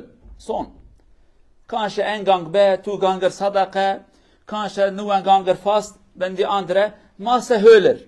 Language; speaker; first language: Swedish; non-native, learner; Kurdish